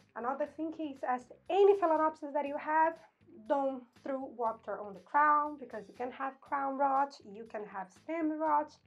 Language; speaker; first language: English; non-native, fluent; Portuguese